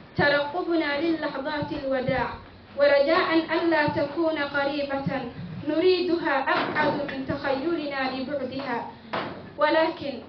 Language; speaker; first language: Arabic; non-native, local second language; Somali